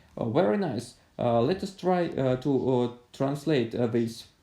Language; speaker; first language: English; non-native, fluent; Russian